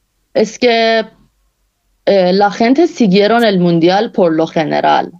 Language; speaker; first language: Spanish; non-native, fluent; Persian